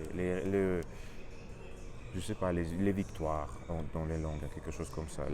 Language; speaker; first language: French; non-native, learner; Russian